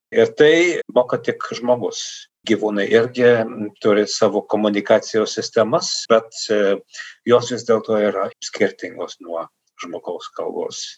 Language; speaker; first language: Lithuanian; non-native, fluent; Dutch